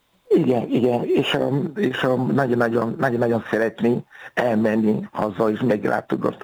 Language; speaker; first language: Hungarian; non-native, fluent; Yoruba